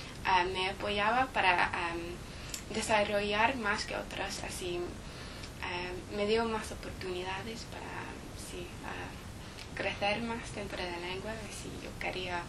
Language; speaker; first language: Spanish; non-native, learner; English